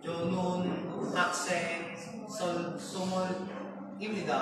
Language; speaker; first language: Korean; non-native, learner; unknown